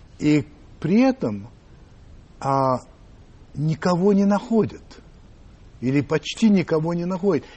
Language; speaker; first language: Russian; early bilingual, other home language; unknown